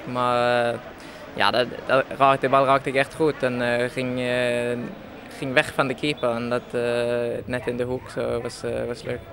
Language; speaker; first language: Dutch; non-native, learner; Norwegian